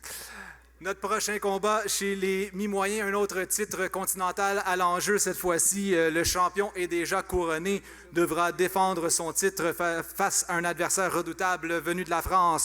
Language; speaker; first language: French; native; French